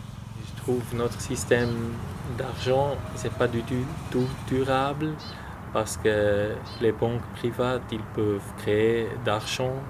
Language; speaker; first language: French; non-native, local second language; German